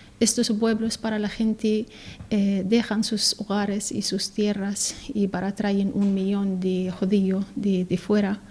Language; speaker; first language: Spanish; non-native, learner; Arabic